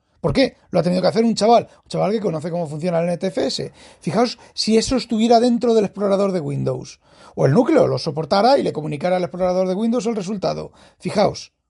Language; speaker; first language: Spanish; native; Spanish